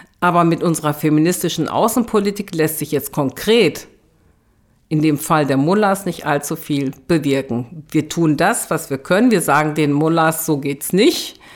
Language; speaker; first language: German; early bilingual, other home language; Turkish